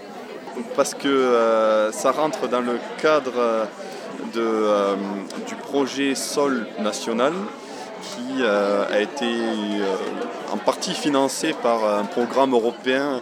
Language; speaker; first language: French; native; French